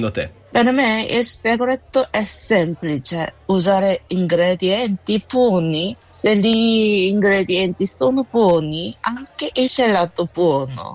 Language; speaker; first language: Italian; non-native, learner; Korean